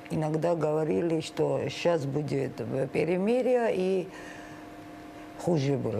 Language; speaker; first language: Russian; non-native, fluent; Georgian